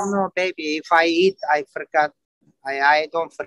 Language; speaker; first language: English; non-native, learner; Turkish